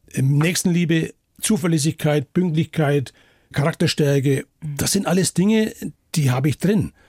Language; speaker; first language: German; native; German